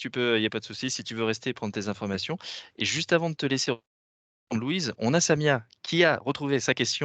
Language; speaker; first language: French; native; French